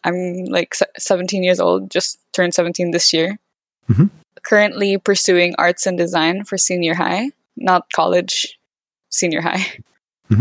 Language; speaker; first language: English; non-native, local second language; Cebuano